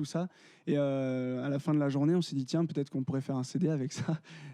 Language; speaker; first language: French; native; French